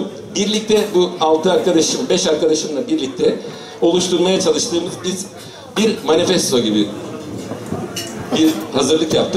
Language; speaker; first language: Turkish; native; Turkish